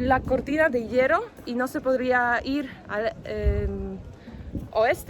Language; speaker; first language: Spanish; non-native, fluent; Polish